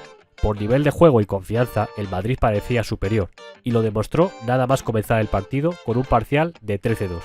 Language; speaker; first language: Spanish; native; Spanish